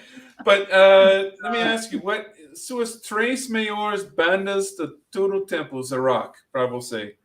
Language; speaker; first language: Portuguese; non-native, learner; English